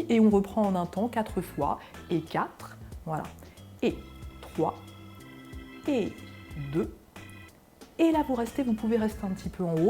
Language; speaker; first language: French; native; French